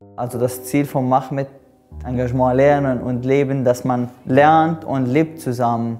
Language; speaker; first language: German; non-native, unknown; Arabic